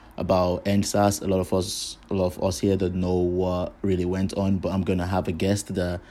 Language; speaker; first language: English; non-native, local second language; Igbo